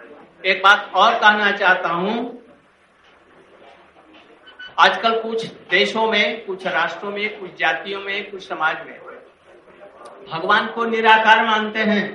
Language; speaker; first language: Hindi; native; Hindi